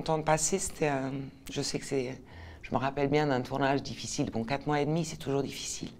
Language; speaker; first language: French; non-native, fluent; Portuguese